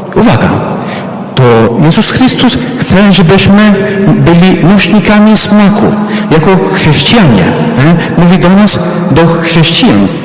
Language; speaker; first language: Polish; non-native, fluent; Italian